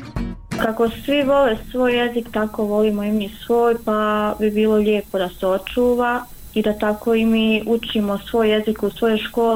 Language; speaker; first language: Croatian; non-native, local second language; Romany